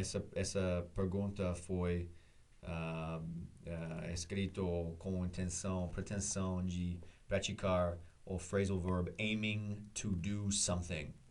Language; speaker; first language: Portuguese; non-native, learner; English